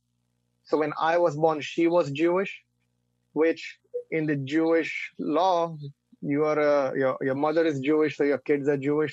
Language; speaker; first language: English; non-native, local second language; Marathi